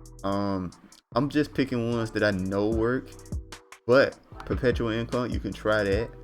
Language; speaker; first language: English; native; English